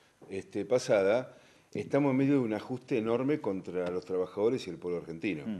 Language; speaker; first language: Spanish; native; Spanish